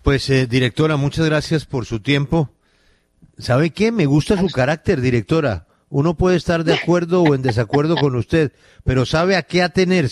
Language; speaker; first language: Spanish; native; Spanish